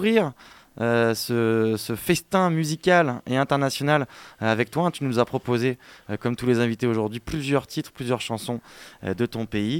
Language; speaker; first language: French; native; French